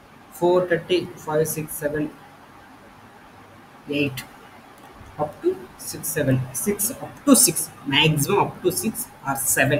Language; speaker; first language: English; non-native, learner; Telugu